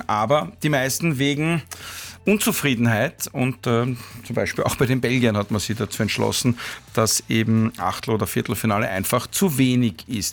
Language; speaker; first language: German; native; German